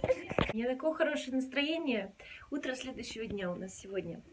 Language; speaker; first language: Russian; native; Russian